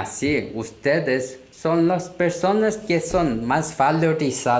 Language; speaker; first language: Spanish; non-native, learner; Korean